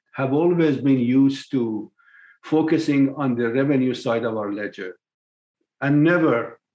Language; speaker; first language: English; non-native, fluent; Persian